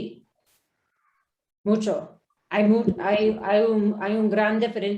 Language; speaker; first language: Spanish; non-native, learner; English